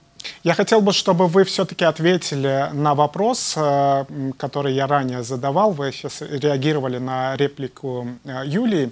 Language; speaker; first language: Russian; native; Russian